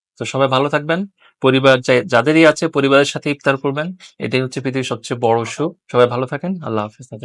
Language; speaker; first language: Bangla; native; Bangla